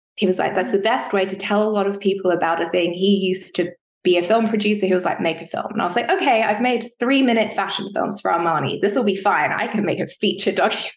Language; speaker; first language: English; native; English